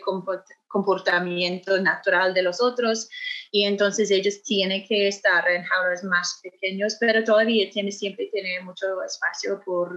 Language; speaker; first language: Spanish; non-native, fluent; English